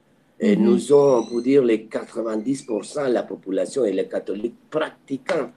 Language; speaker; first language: French; non-native, fluent; Spanish